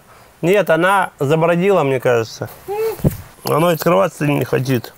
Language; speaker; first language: Russian; native; Russian